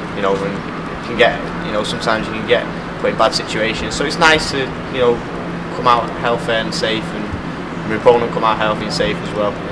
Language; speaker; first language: English; native; English